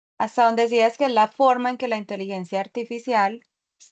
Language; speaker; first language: Spanish; native; Spanish